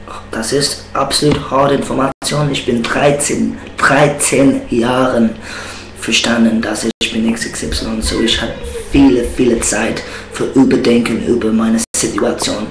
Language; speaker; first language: German; non-native, learner; English